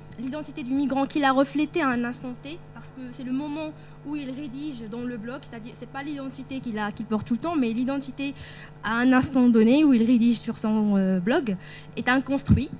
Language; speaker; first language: French; non-native, local second language; Arabic